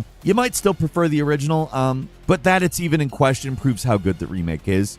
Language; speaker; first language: English; native; English